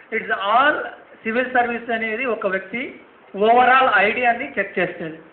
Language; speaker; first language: Telugu; non-native, local second language; Kannada